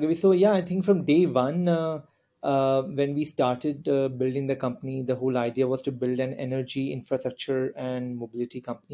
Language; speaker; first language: English; non-native, local second language; Hindi